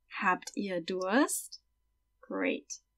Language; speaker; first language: German; non-native, fluent; English